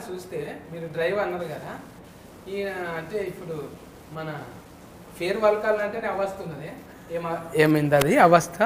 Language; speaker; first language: Telugu; native; Telugu